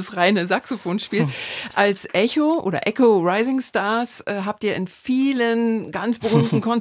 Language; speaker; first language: German; native; German